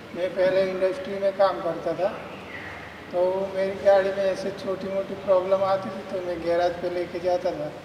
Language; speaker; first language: Hindi; non-native, local second language; Gujarati